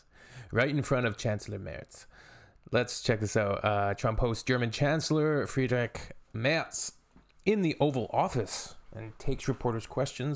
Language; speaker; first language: English; native; English